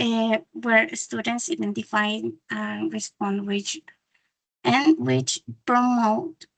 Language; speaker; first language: English; non-native, learner; Spanish